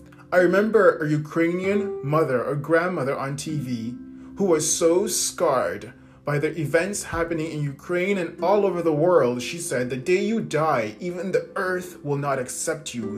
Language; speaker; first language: English; native; English